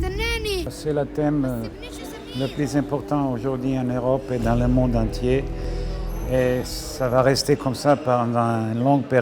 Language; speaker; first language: French; non-native, fluent; Serbian